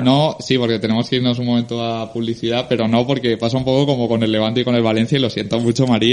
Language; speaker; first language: Spanish; native; Spanish